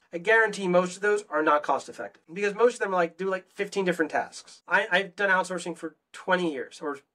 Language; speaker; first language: English; native; English